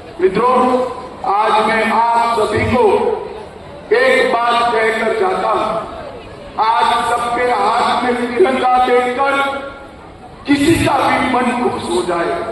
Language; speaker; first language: Hindi; non-native, local second language; Gujarati